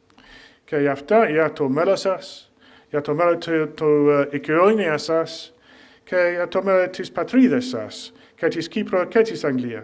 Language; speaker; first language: Greek; non-native, fluent; English